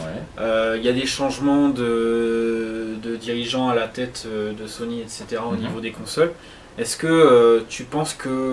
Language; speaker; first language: French; native; French